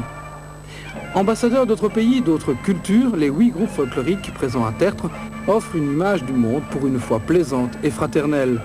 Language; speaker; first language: French; native; French